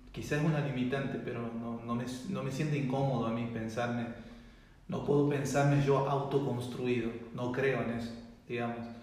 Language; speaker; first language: Spanish; native; Spanish